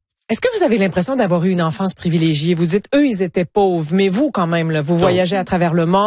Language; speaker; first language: French; native; French